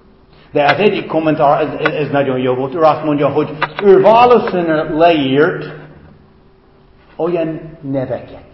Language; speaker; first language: Hungarian; non-native, fluent; English